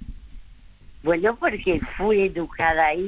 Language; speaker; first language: Spanish; early bilingual, other home language; French